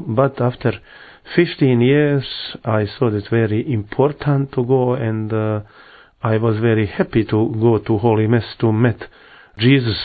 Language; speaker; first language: English; non-native, learner; Bosnian